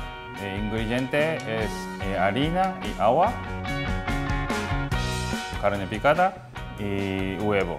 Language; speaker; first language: Spanish; non-native, learner; Japanese